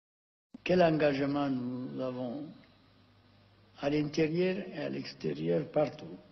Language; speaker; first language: French; non-native, fluent; Amharic